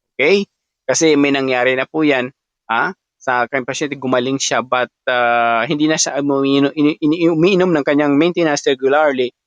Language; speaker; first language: Filipino; non-native, local second language; Cebuano